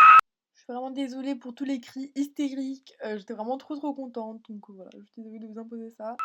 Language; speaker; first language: French; native; French